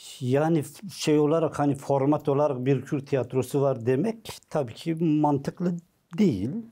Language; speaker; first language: Turkish; non-native, local second language; Zaza